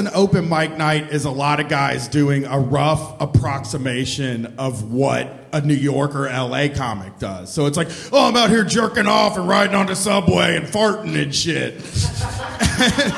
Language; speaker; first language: English; native; English